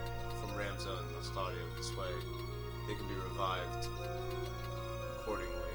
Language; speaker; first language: English; native; English